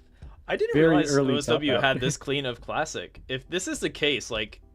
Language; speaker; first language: English; native; English